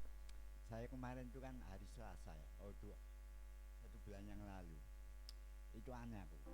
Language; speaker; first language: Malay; non-native, local second language; Javanese